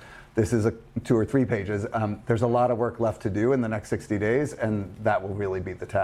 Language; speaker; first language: English; native; English